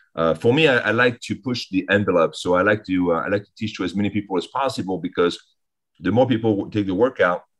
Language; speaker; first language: English; early bilingual, other home language; French